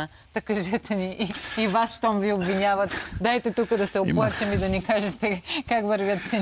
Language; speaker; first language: Bulgarian; native; Bulgarian